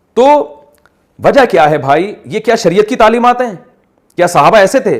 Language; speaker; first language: Urdu; native; Urdu